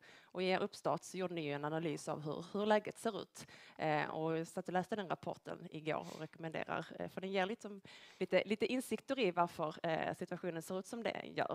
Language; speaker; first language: Swedish; native; Swedish